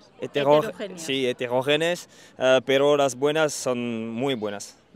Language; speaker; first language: Spanish; non-native, learner; French